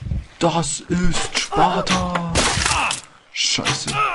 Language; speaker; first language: German; native; German